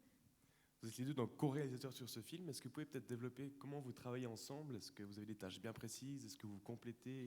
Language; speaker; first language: French; native; French